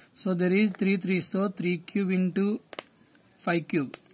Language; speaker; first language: English; non-native, local second language; Telugu